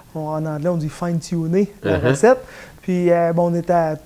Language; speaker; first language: French; native; French